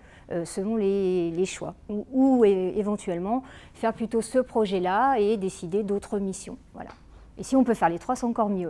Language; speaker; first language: French; native; French